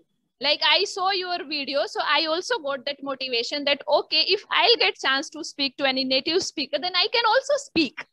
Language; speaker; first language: English; non-native, learner; Hindi